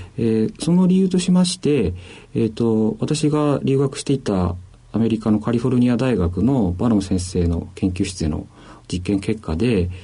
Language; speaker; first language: Japanese; native; Japanese